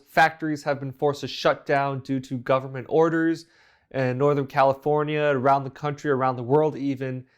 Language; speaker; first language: English; native; English